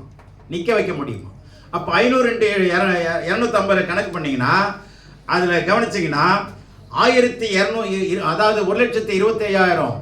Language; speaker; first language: Tamil; native; Tamil